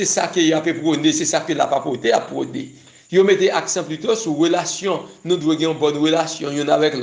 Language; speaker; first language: French; non-native, local second language; Haitian Creole